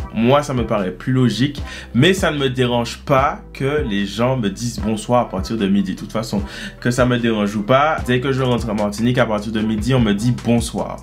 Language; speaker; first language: French; native; French